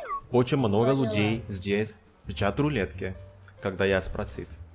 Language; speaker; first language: Russian; non-native, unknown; Indonesian